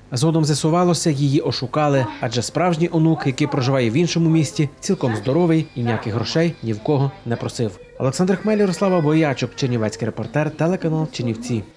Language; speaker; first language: Ukrainian; native; Ukrainian